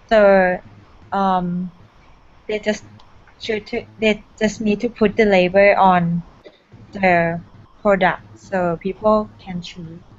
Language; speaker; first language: English; non-native, learner; Thai